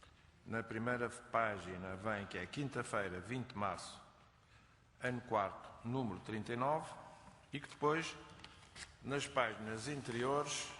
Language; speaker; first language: Portuguese; native; Portuguese